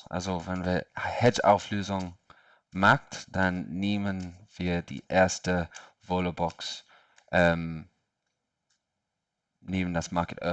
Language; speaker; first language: German; non-native, learner; English